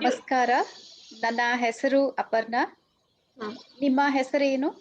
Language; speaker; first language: Kannada; non-native, learner; Telugu